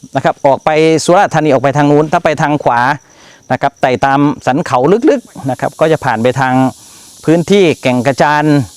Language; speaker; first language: Thai; native; Thai